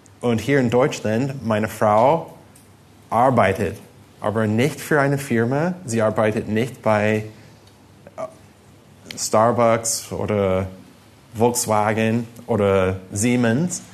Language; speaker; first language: German; non-native, fluent; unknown